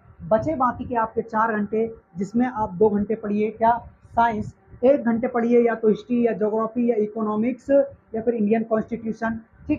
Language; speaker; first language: Hindi; native; Hindi